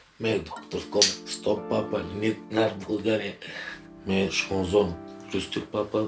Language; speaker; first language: Dutch; non-native, learner; Bulgarian